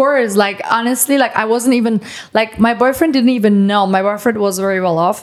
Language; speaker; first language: English; non-native, fluent; German